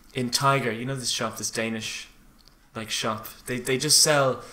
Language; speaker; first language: English; native; English